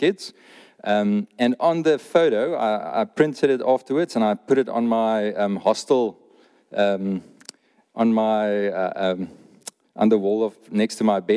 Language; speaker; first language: English; non-native, local second language; Afrikaans